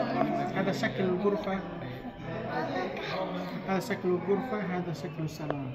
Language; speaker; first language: Arabic; non-native, fluent; Indonesian